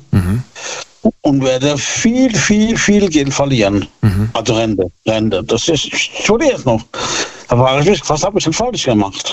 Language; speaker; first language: German; native; German